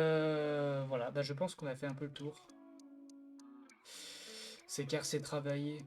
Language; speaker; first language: French; native; French